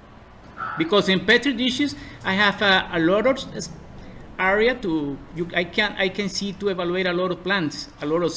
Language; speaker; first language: English; non-native, learner; Spanish